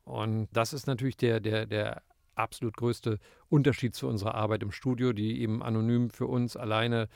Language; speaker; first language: German; native; German